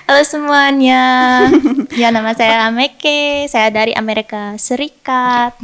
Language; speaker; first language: Indonesian; early bilingual, heritage; English